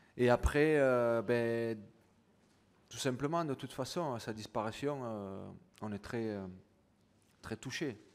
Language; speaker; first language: French; native; French